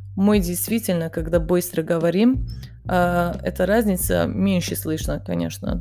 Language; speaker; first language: Russian; non-native, fluent; Serbian